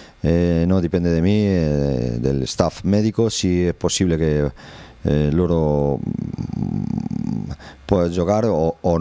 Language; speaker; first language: Italian; non-native, learner; Spanish